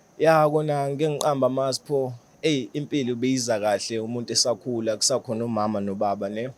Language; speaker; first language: Zulu; native; Zulu